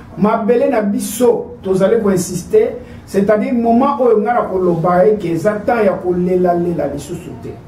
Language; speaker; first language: Lingala; non-native, local second language; Kituba (Democratic Republic of Congo)